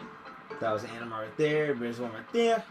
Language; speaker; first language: English; native; English